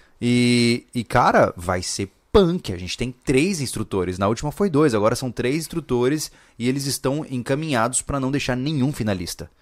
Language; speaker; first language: Portuguese; native; Portuguese